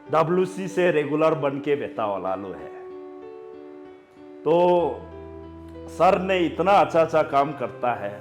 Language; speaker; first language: Hindi; non-native, local second language; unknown